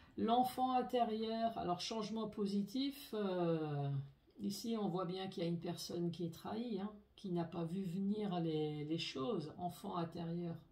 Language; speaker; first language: French; native; French